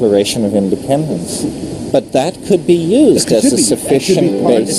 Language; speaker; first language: English; native; English